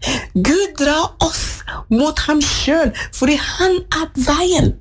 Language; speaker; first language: Norwegian; non-native, fluent; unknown